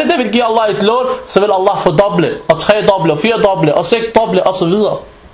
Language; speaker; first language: Danish; non-native, fluent; Arabic